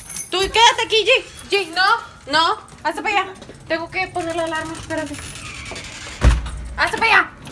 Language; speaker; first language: Spanish; early bilingual, heritage; Spanish